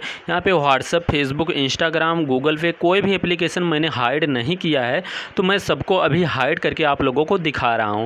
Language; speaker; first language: Hindi; native; Hindi